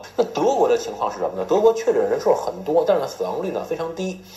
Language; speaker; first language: Chinese; native; Chinese